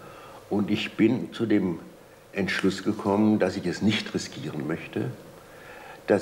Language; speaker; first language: German; native; German